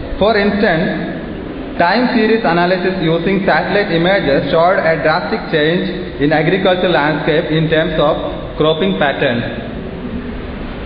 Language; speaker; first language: English; non-native, local second language; Malayalam